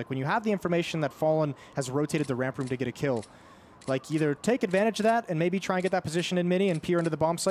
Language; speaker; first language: English; native; English